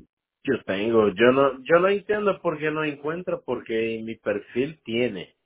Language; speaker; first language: Spanish; non-native, learner; Portuguese